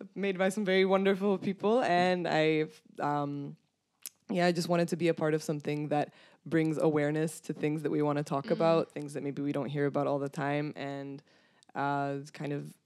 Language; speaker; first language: English; non-native, fluent; Romanian